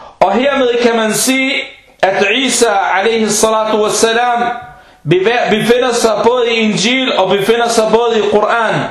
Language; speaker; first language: Danish; non-native, fluent; Arabic